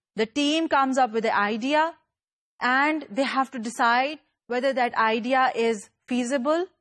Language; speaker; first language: English; non-native, local second language; Urdu